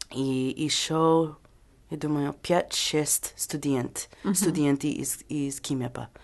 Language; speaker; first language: Russian; non-native, learner; English